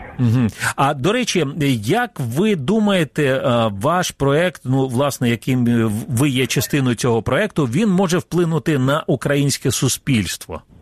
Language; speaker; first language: Ukrainian; native; Ukrainian